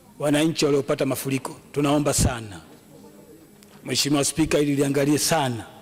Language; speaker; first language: Swahili; native; Swahili